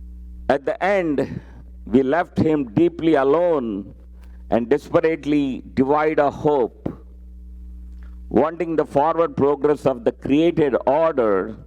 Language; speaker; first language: English; non-native, local second language; Telugu